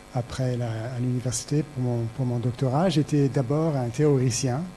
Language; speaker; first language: French; native; French